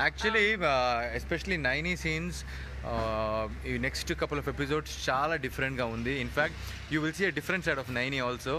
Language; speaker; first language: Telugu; non-native, learner; Arabic